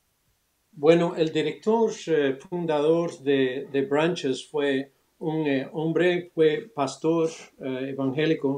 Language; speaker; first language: Spanish; early bilingual, other home language; English